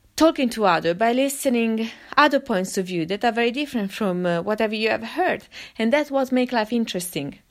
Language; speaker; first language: English; non-native, fluent; Italian